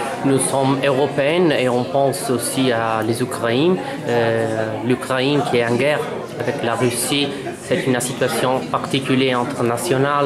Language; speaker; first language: French; non-native, fluent; Italian